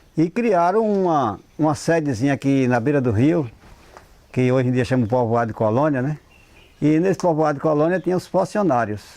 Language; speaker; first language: Portuguese; native; Portuguese